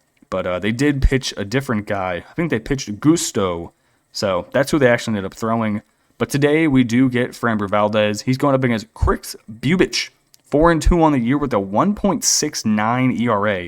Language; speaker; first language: English; native; English